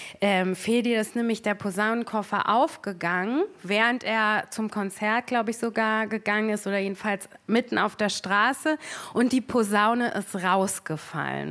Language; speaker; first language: German; native; German